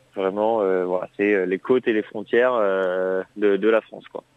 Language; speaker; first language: French; native; French